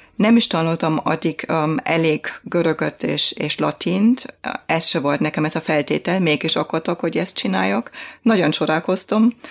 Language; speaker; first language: Hungarian; non-native, fluent; German